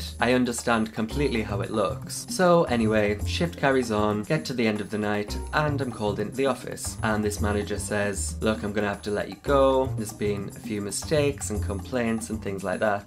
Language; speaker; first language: English; native; English